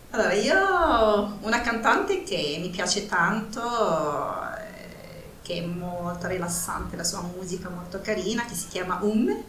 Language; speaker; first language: Italian; non-native, fluent; Arabic